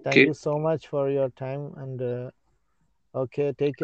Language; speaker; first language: English; non-native, learner; Malayalam